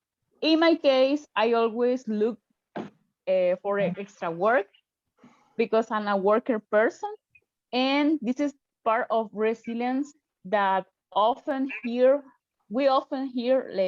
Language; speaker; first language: English; non-native, learner; Spanish